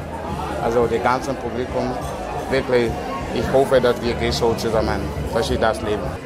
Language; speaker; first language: German; non-native, learner; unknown